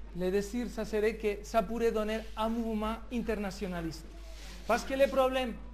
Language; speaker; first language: French; non-native, learner; Spanish